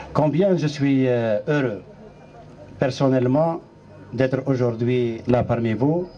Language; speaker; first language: French; non-native, local second language; Arabic